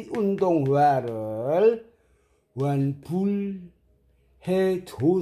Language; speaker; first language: Korean; non-native, fluent; Indonesian